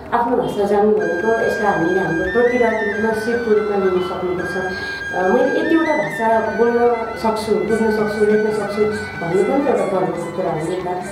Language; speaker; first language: Nepali; non-native, local second language; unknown